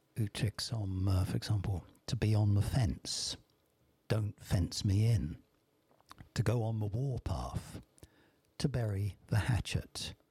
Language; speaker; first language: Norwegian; non-native, fluent; English